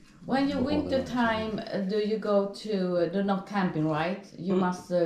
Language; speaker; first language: English; non-native, learner; Swedish